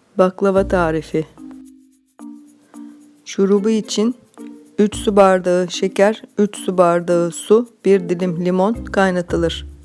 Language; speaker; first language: Turkish; native; Turkish